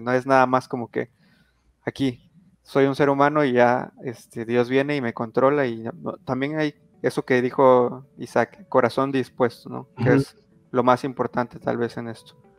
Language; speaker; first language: Spanish; native; Spanish